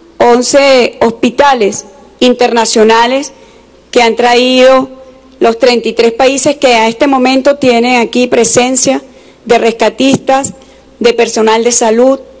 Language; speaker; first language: Spanish; native; Spanish